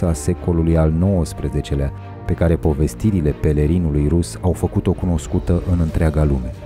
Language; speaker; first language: Romanian; native; Romanian